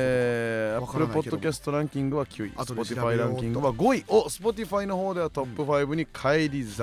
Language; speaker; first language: Japanese; native; Japanese